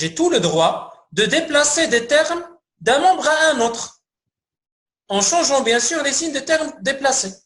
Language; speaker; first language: French; non-native, local second language; Arabic